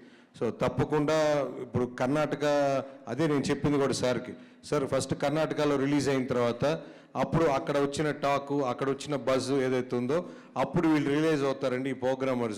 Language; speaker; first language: Telugu; native; Telugu